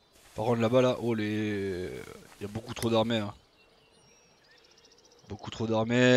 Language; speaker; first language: French; native; French